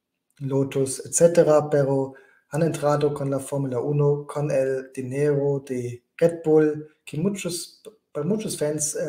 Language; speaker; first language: Spanish; non-native, fluent; German